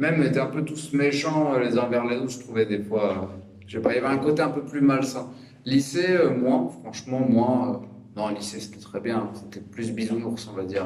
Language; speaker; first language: French; native; French